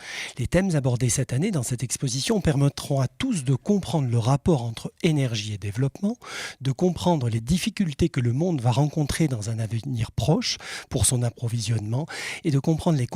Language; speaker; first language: French; native; French